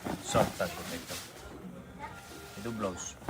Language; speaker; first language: Kannada; non-native, local second language; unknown